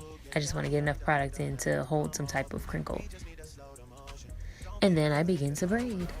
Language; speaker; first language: English; native; English